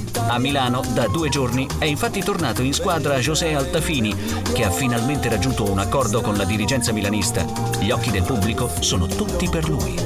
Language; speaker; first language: Italian; native; Italian